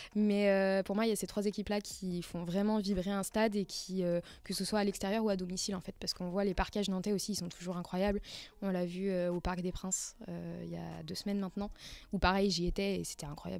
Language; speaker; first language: French; native; French